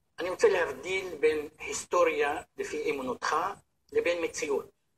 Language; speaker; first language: Hebrew; non-native, local second language; Arabic